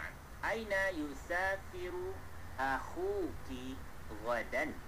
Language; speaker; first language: Arabic; non-native, fluent; Malay